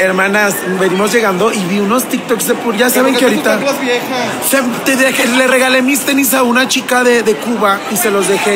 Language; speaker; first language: Spanish; native; Spanish